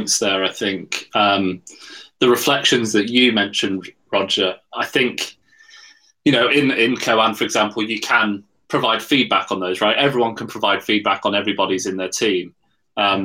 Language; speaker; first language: English; native; English